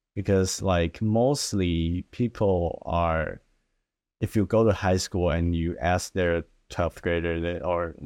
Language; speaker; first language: English; early bilingual, other home language; Chinese